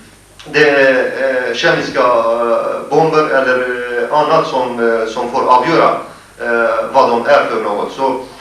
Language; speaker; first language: Swedish; non-native, fluent; Kurdish